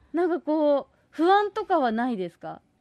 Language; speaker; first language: Japanese; native; Japanese